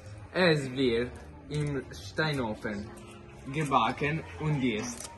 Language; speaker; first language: German; non-native, learner; Italian